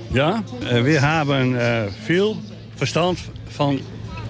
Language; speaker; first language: German; non-native, learner; Dutch